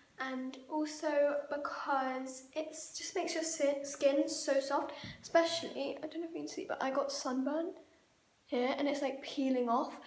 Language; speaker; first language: English; native; English